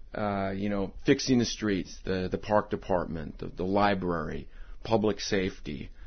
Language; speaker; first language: English; native; English